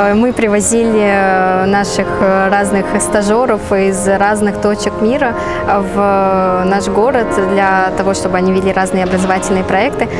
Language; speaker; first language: Russian; native; Russian